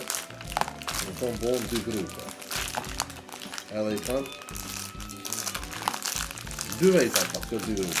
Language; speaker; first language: Albanian; native; Albanian